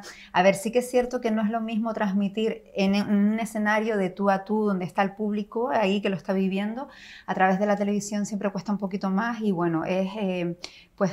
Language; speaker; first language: Spanish; native; Spanish